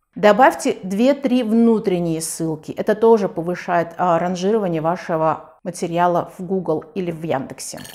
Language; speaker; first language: Russian; non-native, local second language; Tajik